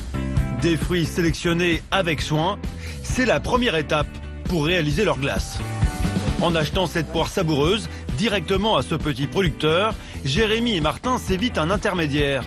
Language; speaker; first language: French; native; French